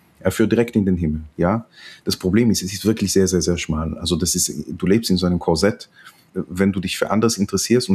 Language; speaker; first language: German; non-native, fluent; Hebrew